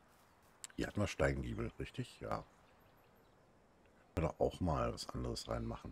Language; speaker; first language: German; native; German